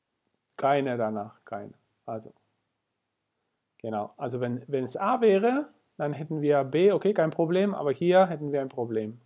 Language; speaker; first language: German; non-native, fluent; Spanish